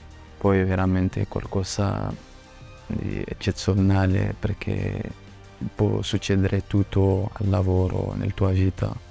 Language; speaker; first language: Italian; non-native, fluent; French